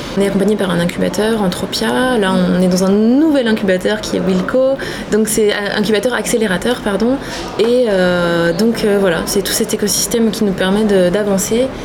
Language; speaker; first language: French; native; French